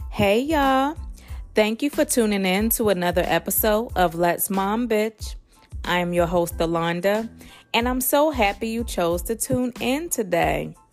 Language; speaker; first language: English; native; English